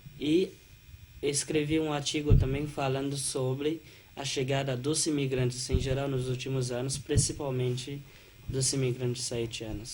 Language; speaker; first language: Portuguese; non-native, fluent; Haitian Creole